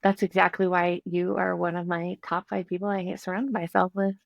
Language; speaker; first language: English; native; English